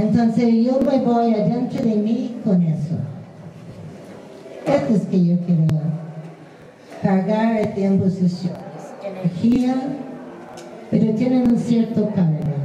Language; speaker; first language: Spanish; non-native, fluent; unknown